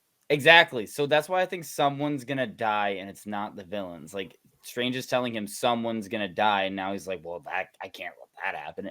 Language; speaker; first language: English; native; English